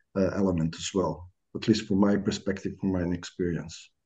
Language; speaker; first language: English; non-native, fluent; Croatian